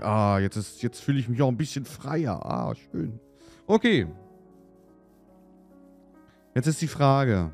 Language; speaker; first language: German; native; German